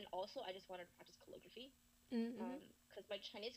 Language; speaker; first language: English; native; English